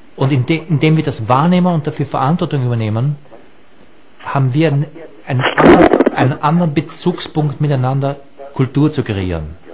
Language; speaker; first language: German; native; German